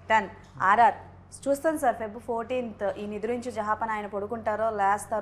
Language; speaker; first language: Telugu; native; Telugu